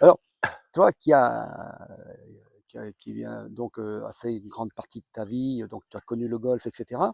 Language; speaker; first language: French; native; French